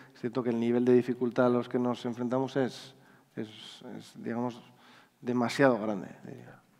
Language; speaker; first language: Spanish; native; Spanish